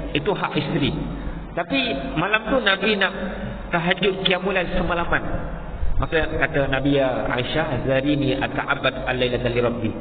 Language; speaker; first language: Malay; native; Malay